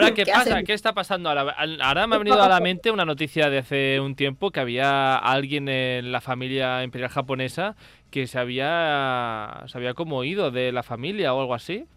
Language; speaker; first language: Spanish; native; Spanish